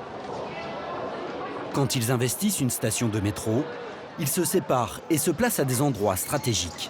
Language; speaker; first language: French; native; French